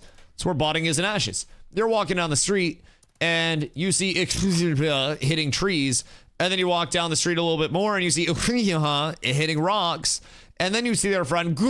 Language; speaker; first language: English; native; English